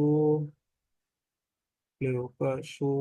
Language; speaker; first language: Chinese; non-native, fluent; Indonesian